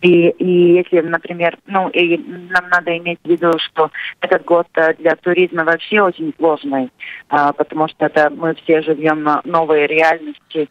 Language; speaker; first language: Russian; non-native, local second language; Latvian